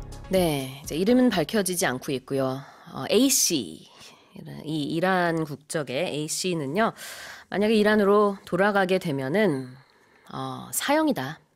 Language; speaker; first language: Korean; native; Korean